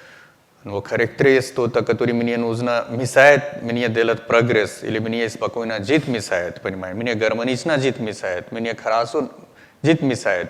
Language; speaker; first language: Russian; non-native, learner; Hindi